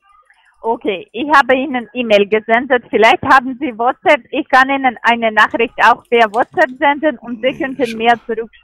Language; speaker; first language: German; non-native, learner; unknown